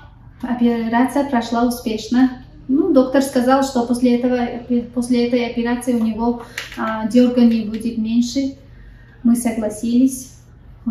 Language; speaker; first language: Russian; non-native, local second language; Tajik